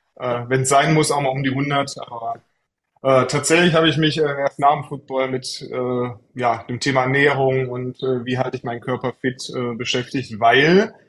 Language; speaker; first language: German; native; German